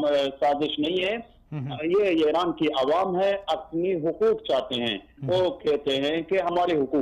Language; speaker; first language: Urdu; non-native, fluent; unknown